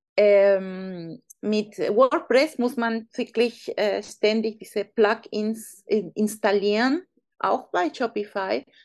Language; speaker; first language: German; non-native, fluent; Spanish